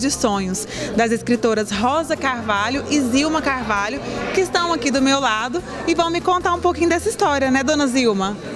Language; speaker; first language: Portuguese; native; Portuguese